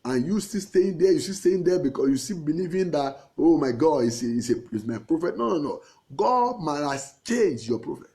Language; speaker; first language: English; non-native, local second language; Yoruba